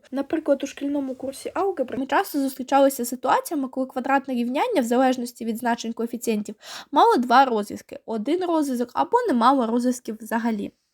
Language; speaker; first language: Ukrainian; native; Ukrainian